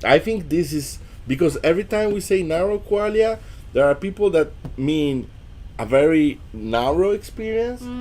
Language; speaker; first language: English; non-native, fluent; Italian